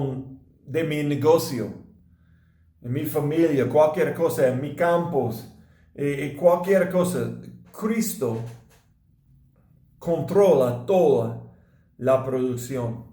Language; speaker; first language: Spanish; non-native, learner; English